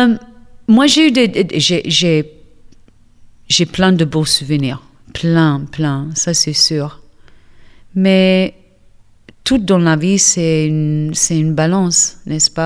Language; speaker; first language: French; non-native, fluent; English